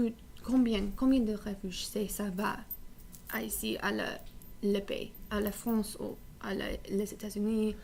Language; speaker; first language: French; non-native, learner; English